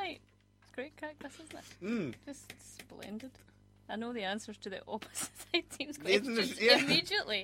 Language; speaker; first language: English; native; English